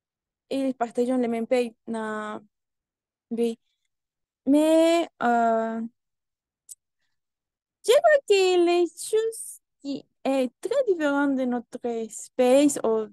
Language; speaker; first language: French; non-native, learner; Spanish